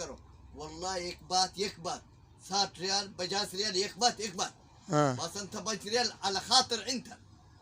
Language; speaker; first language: Arabic; non-native, learner; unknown